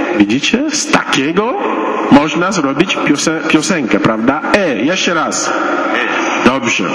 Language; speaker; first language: Polish; non-native, fluent; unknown